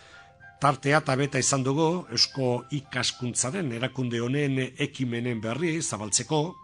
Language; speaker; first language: Basque; native; Basque